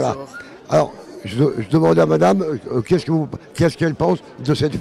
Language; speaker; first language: French; native; French